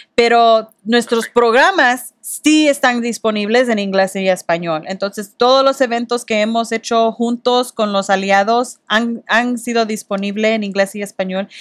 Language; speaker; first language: Spanish; early bilingual, heritage; Spanish